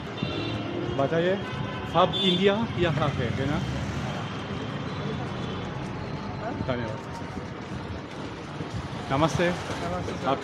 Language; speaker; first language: Hindi; non-native, learner; Italian